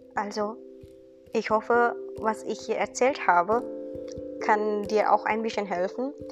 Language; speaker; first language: German; non-native, fluent; Indonesian